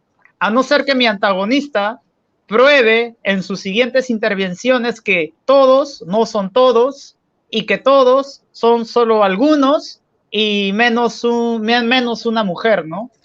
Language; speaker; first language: Spanish; native; Spanish